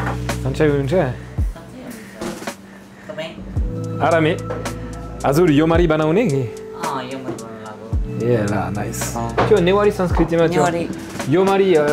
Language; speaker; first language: Nepali; non-native, learner; French